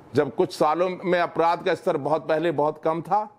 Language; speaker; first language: Hindi; native; Hindi